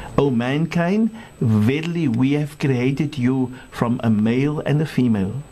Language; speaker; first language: English; non-native, local second language; Afrikaans